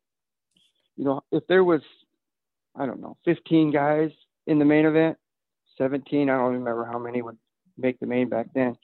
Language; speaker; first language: English; native; English